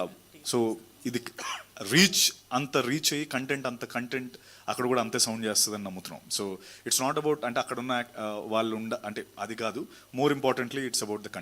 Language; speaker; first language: Telugu; native; Telugu